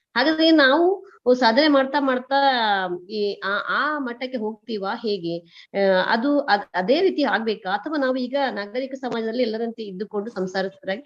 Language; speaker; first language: Kannada; native; Kannada